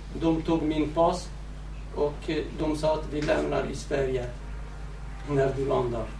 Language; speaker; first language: Swedish; non-native, fluent; Central Kurdish